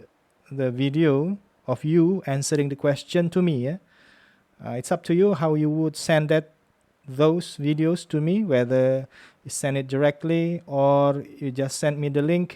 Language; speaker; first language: English; non-native, fluent; Indonesian